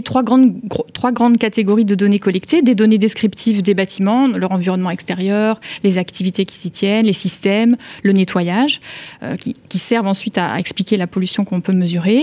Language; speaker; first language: French; native; French